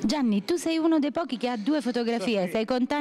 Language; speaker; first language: Italian; native; Italian